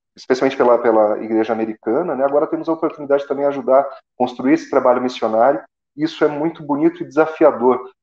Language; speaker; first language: Portuguese; native; Portuguese